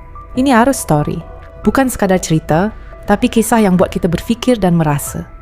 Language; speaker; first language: Malay; native; Malay